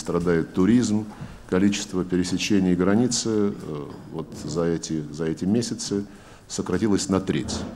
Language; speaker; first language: Russian; native; Russian